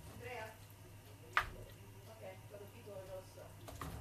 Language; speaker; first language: Italian; non-native, fluent; English